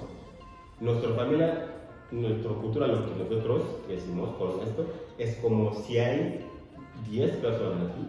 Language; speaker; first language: Spanish; non-native, learner; Fula